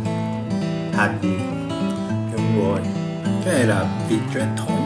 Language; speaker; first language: Vietnamese; non-native, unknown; Japanese